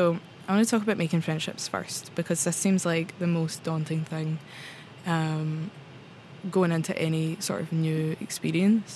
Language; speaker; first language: English; native; English